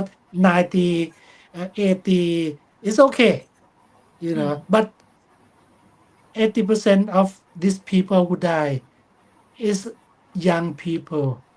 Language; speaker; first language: English; non-native, fluent; Thai